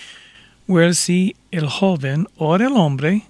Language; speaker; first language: Spanish; non-native, fluent; English